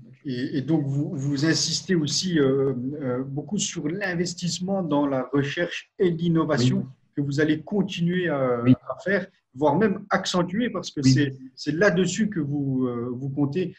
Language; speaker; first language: French; native; French